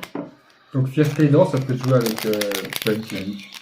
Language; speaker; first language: French; native; French